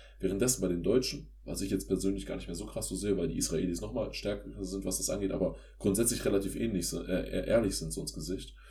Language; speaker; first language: German; native; German